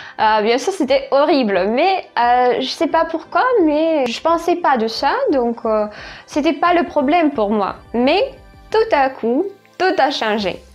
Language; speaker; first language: French; non-native, fluent; Russian